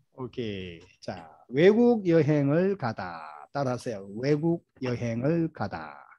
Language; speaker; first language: Korean; native; Korean